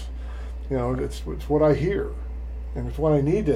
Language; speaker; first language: English; native; English